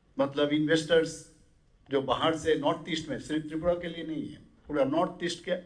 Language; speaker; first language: Hindi; non-native, local second language; Bangla